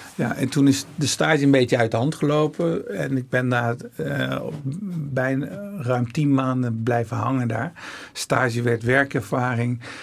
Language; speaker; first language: Dutch; early bilingual, other home language; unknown